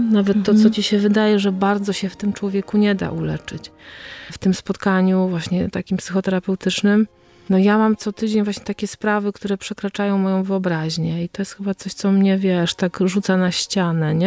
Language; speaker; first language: Polish; native; Polish